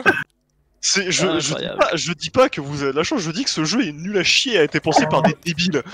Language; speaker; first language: French; native; French